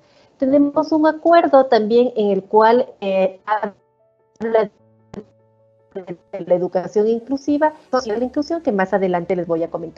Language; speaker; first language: Spanish; native; Spanish